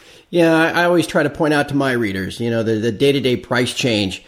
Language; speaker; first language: English; native; English